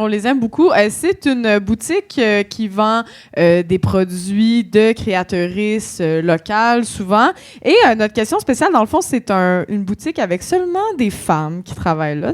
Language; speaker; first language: French; native; French